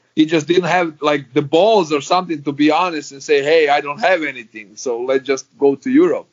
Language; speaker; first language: English; non-native, fluent; Croatian